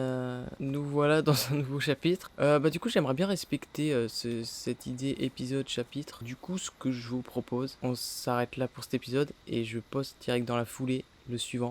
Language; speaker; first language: French; native; French